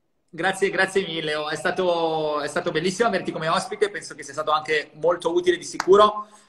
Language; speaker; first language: Italian; native; Italian